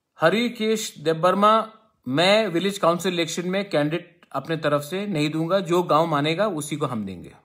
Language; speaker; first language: Hindi; non-native, local second language; Kok Borok